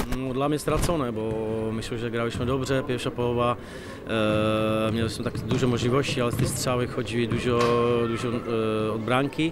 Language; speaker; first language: Polish; non-native, learner; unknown